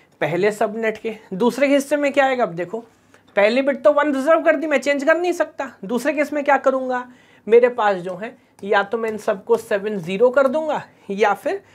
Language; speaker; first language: Hindi; native; Hindi